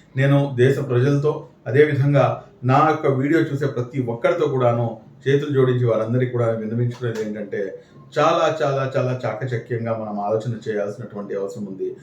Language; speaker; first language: Telugu; non-native, local second language; Urdu